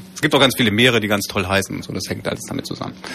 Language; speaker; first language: German; native; German